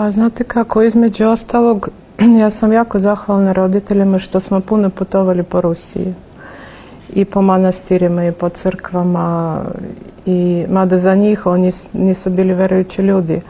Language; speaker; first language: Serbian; non-native, fluent; Russian